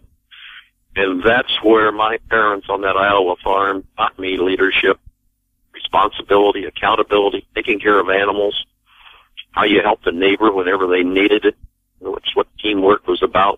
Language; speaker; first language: English; native; English